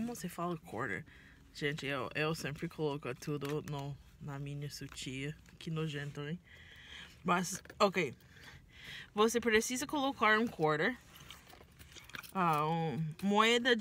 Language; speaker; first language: Portuguese; non-native, learner; English